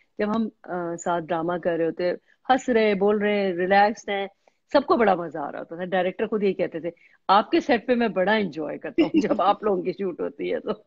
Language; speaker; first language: Urdu; native; Urdu